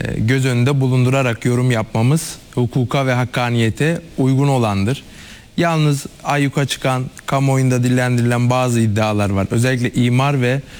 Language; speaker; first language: Turkish; native; Turkish